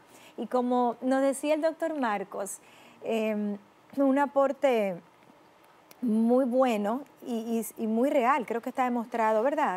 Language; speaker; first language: Spanish; native; Spanish